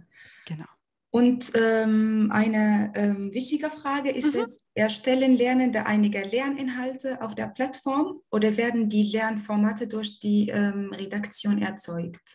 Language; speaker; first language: German; non-native, fluent; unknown